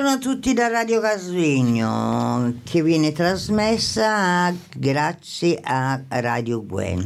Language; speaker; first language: Italian; native; Italian